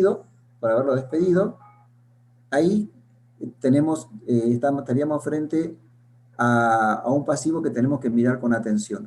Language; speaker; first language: Spanish; native; Spanish